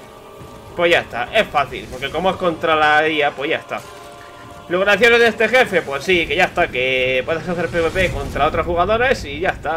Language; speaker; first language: Spanish; native; Spanish